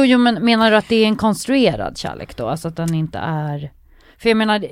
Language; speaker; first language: Swedish; native; Swedish